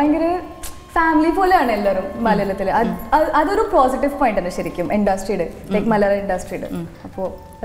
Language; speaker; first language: Malayalam; non-native, local second language; Hindi